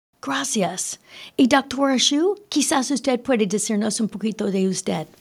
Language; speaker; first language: Spanish; early bilingual, heritage; Spanish